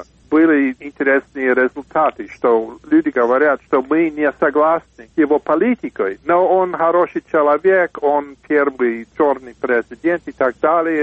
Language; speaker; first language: Russian; non-native, fluent; English